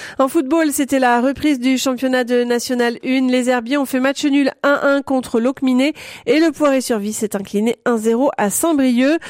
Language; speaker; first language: French; native; French